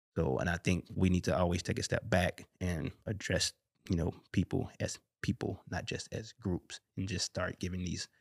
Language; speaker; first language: English; native; English